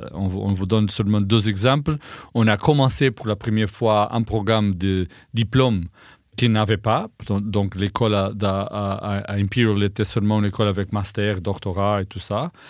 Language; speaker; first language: French; non-native, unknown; Portuguese